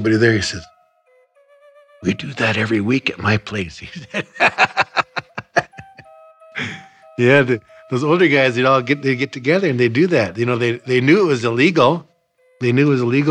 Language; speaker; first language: English; native; English